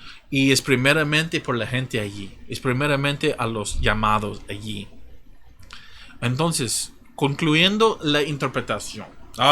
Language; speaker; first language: Spanish; non-native, fluent; English